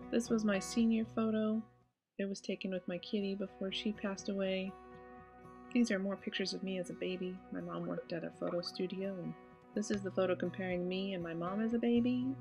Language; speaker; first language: English; native; English